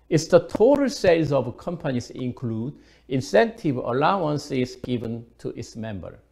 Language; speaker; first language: English; non-native, fluent; Korean